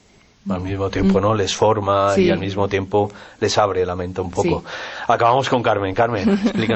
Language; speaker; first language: Spanish; native; Spanish